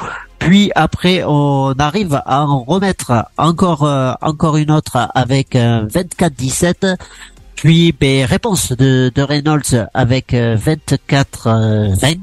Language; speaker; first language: French; native; French